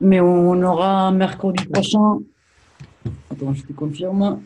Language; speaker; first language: French; native; French